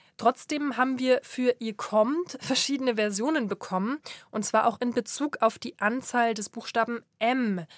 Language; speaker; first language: German; native; German